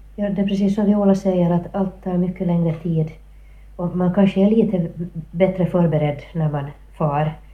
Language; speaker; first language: Swedish; native; Swedish